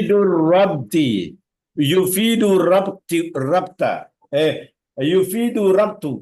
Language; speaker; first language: Arabic; non-native, fluent; Malay